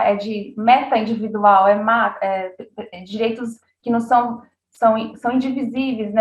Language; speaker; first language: Portuguese; native; Portuguese